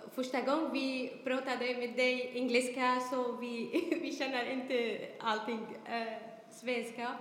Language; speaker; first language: Swedish; non-native, learner; Arabic